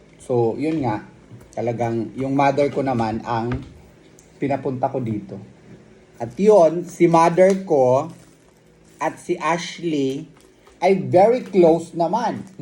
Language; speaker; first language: Filipino; non-native, local second language; Cebuano